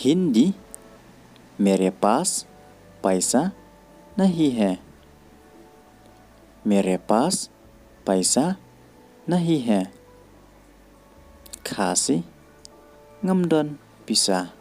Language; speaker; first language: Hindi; non-native, learner; Khasi